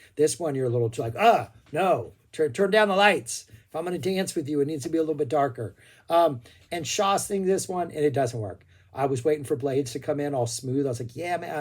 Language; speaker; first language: English; native; English